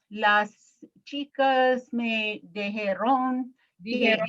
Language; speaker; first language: Spanish; non-native, learner; English